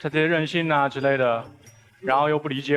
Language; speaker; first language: Chinese; native; Chinese